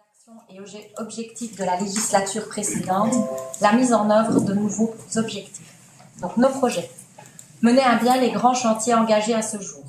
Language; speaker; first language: French; native; French